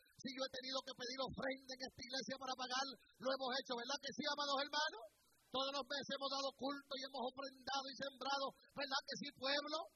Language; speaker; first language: Spanish; native; Spanish